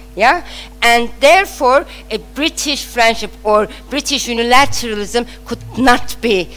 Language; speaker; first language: English; non-native, fluent; Turkish